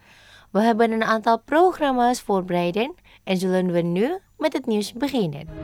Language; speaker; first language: Dutch; non-native, fluent; Indonesian